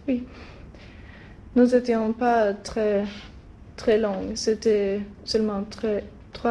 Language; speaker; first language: French; non-native, learner; Swedish